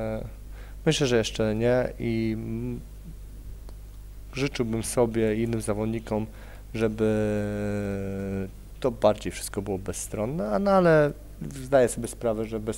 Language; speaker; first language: Polish; native; Polish